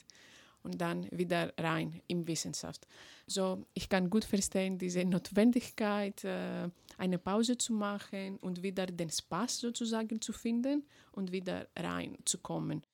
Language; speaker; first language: German; non-native, fluent; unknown